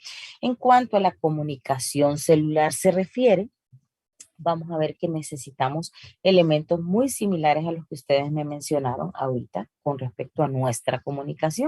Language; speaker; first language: Spanish; native; Spanish